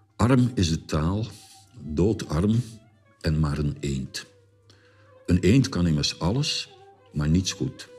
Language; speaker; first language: Dutch; native; Dutch